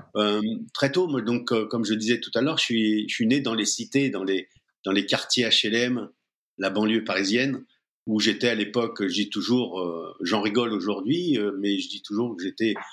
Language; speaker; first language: French; native; French